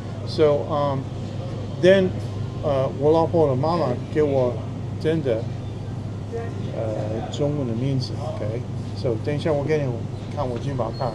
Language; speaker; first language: Chinese; non-native, fluent; English